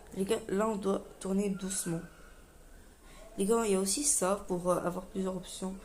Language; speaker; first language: French; native; French